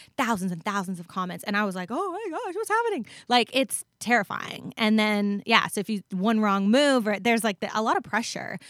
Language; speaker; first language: English; native; English